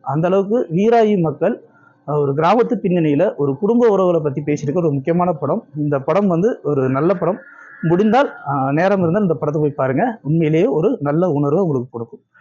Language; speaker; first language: Tamil; native; Tamil